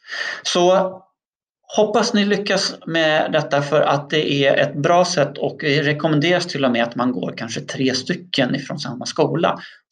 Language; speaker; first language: Swedish; native; Swedish